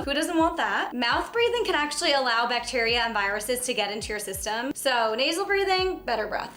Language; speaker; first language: English; native; English